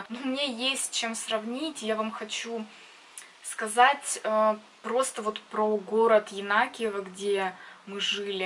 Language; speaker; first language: Russian; native; Russian